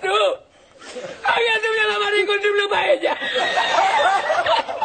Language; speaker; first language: Spanish; native; Spanish